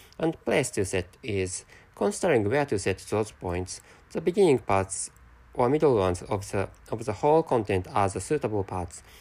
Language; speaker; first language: English; non-native, fluent; Japanese